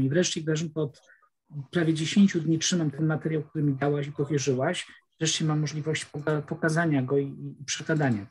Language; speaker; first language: Polish; native; Polish